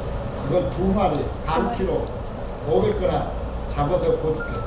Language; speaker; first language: Korean; native; Korean